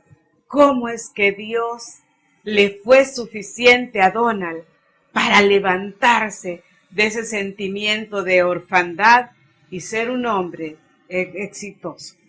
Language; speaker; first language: Spanish; native; Spanish